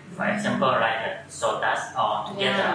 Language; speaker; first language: English; non-native, learner; Thai